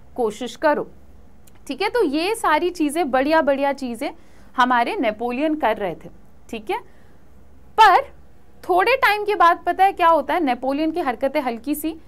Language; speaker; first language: Hindi; native; Hindi